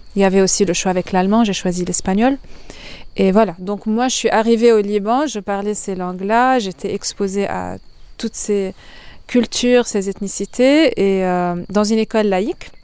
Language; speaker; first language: French; non-native, local second language; Arabic